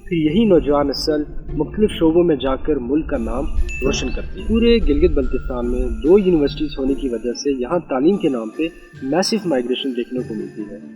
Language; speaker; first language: Urdu; non-native, local second language; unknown